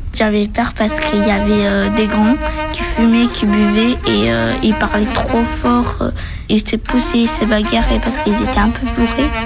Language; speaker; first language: French; early bilingual, other home language; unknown